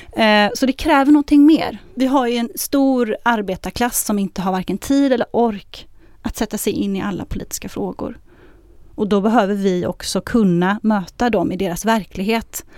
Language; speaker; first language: Swedish; early bilingual, other home language; Arabic